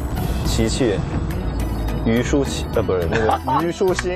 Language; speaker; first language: Chinese; native; Chinese